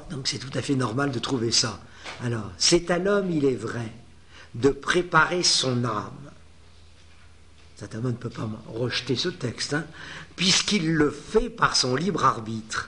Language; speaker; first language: French; native; French